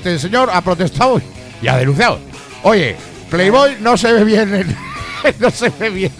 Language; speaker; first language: Spanish; native; Spanish